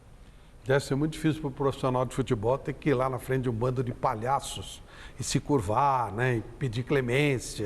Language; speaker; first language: Portuguese; native; Portuguese